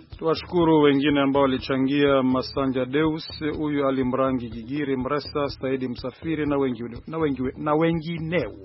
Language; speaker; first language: Swahili; non-native, local second language; Rundi